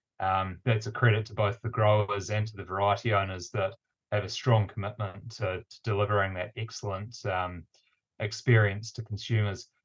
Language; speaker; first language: English; native; English